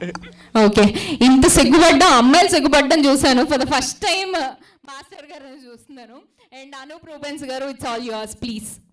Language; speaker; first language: Telugu; native; Telugu